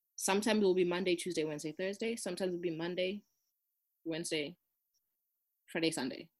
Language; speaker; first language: English; non-native, local second language; Zulu